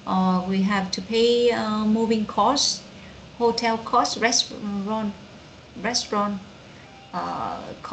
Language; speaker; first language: English; non-native, learner; Vietnamese